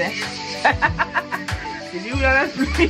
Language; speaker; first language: French; native; French